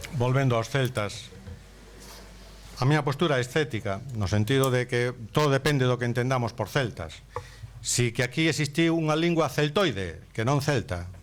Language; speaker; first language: Galician; native; Galician